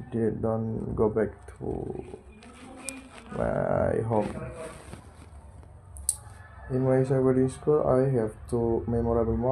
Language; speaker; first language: English; non-native, learner; Indonesian